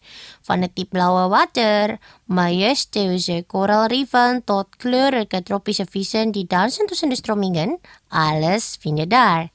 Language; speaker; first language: Dutch; non-native, fluent; Indonesian